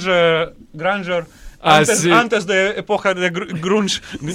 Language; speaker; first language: Spanish; non-native, learner; Russian